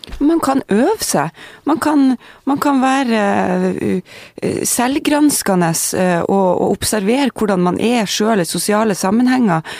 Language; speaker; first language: Norwegian; native; Norwegian